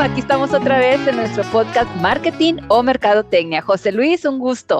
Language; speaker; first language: Spanish; native; Spanish